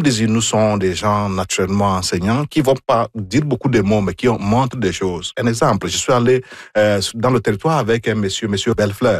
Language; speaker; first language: French; non-native, fluent; Igbo